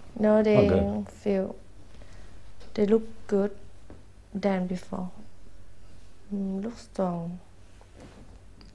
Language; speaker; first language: English; non-native, learner; Thai